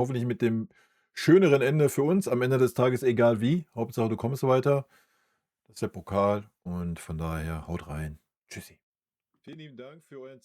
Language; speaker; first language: German; native; German